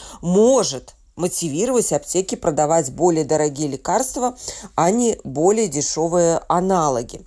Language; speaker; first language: Russian; native; Russian